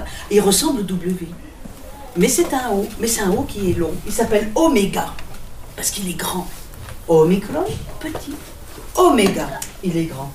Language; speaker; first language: French; non-native, fluent; Greek